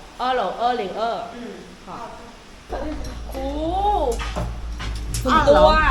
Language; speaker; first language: Chinese; non-native, learner; Thai